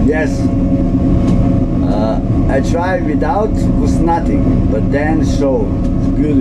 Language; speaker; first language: English; non-native, learner; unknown